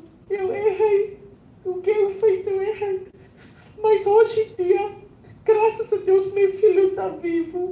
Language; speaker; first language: Portuguese; non-native, learner; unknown